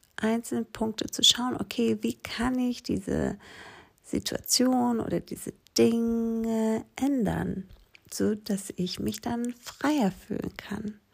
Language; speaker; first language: German; non-native, fluent; Greek